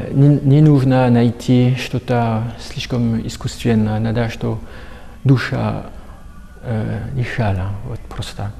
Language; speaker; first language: Russian; non-native, fluent; French